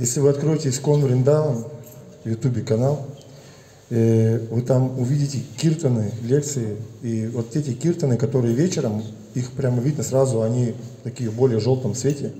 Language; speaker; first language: Russian; native; Russian